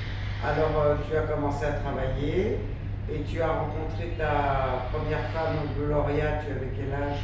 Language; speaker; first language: French; native; French